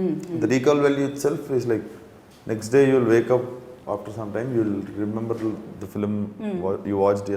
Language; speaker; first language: Telugu; native; Telugu